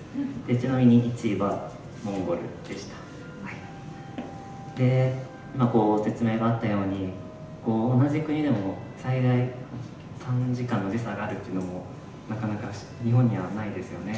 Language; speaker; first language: Japanese; native; Japanese